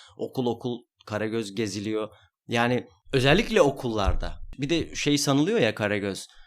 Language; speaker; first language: Turkish; non-native, local second language; Kurdish